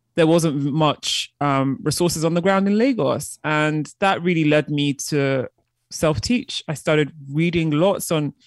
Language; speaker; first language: English; early bilingual, other home language; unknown